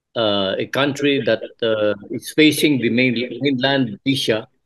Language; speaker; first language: English; non-native, local second language; Filipino